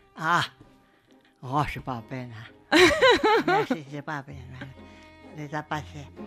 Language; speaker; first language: French; non-native, learner; Chinese